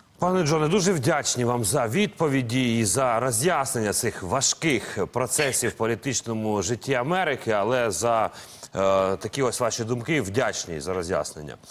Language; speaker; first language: Ukrainian; native; Ukrainian